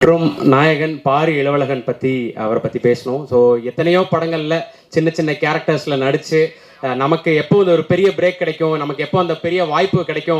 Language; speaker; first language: Tamil; native; Tamil